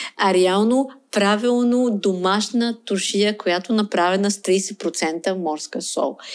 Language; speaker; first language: Bulgarian; non-native, fluent; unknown